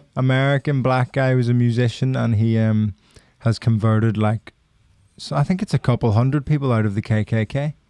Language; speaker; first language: English; native; English